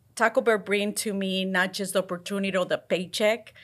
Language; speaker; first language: English; non-native, fluent; Spanish